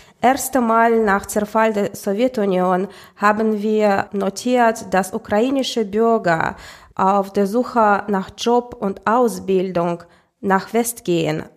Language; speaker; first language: German; non-native, fluent; Russian